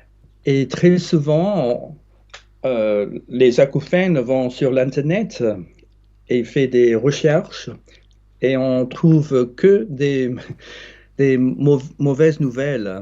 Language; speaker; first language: French; non-native, fluent; English